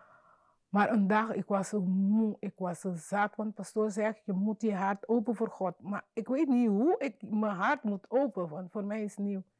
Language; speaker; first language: Dutch; non-native, fluent; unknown